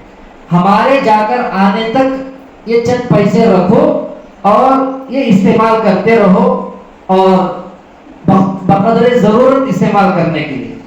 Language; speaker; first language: Urdu; native; Urdu